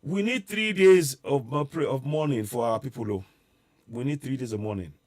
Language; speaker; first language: English; non-native, local second language; Yoruba